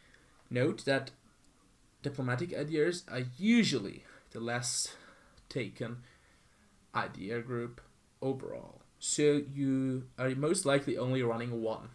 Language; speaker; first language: English; non-native, fluent; German